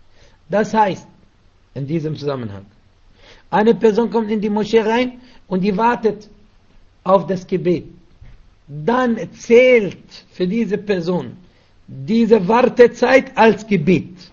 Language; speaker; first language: German; non-native, fluent; Arabic